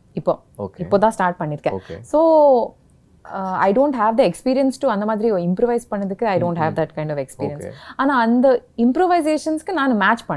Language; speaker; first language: Tamil; non-native, local second language; Kannada